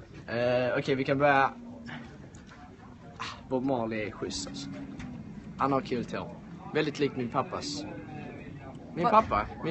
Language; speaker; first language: Swedish; native; Swedish